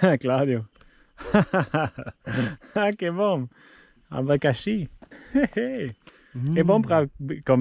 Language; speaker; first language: Portuguese; non-native, learner; French